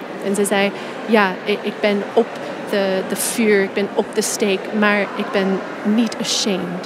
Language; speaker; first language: Dutch; non-native, fluent; English